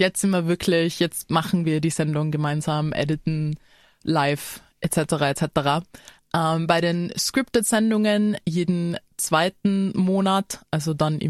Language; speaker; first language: German; native; German